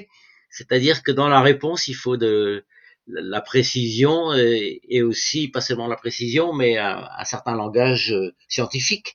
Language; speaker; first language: French; native; French